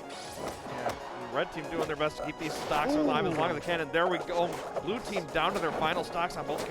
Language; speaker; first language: English; native; English